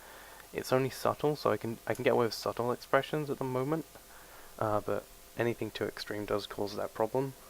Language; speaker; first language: English; native; English